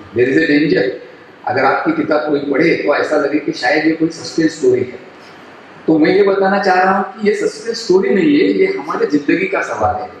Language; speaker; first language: Hindi; non-native, local second language; Marathi